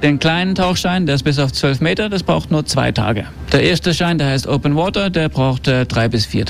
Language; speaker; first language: German; early bilingual, heritage; German